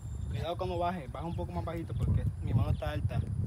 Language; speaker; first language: Spanish; early bilingual, heritage; Spanish